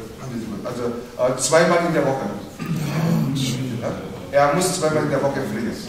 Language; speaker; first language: German; non-native, fluent; Korean